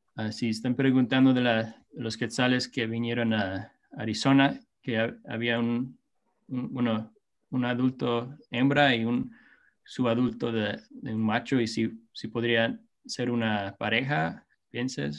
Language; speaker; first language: Spanish; non-native, fluent; English